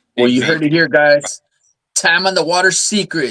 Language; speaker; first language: English; native; English